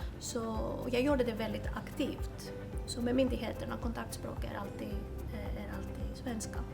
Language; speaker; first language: Swedish; non-native, fluent; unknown